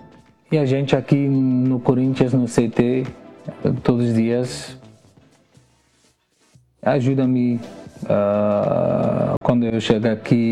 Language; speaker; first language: Portuguese; non-native, learner; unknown